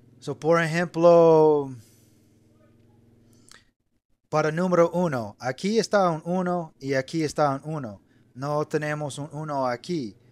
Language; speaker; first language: Spanish; non-native, learner; English